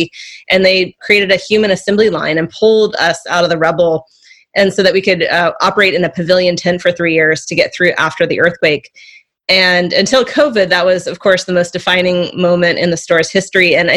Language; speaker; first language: English; native; English